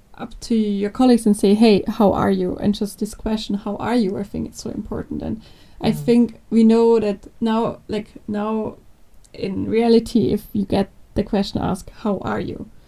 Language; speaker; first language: English; non-native, fluent; German